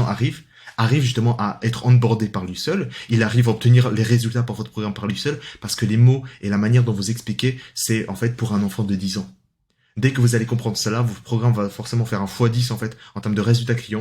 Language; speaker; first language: French; native; French